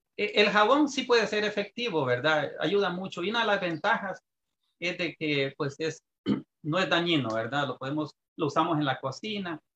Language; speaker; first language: Spanish; native; Spanish